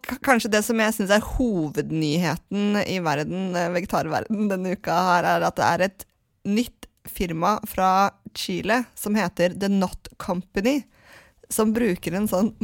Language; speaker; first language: Norwegian; native; Norwegian